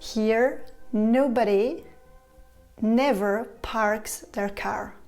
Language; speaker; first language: English; non-native, fluent; Czech